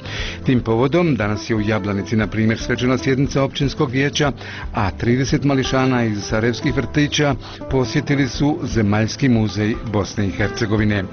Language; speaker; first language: Croatian; native; Croatian